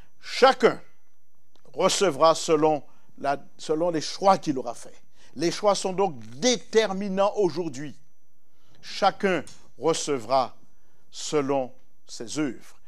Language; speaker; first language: French; native; French